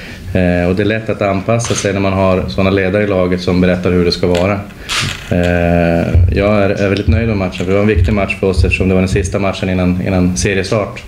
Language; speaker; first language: Swedish; native; Swedish